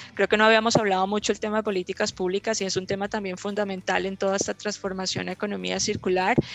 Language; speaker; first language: Spanish; native; Spanish